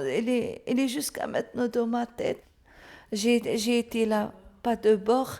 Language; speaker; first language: French; non-native, learner; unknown